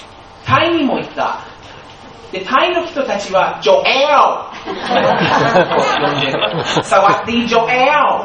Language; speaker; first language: Japanese; non-native, fluent; English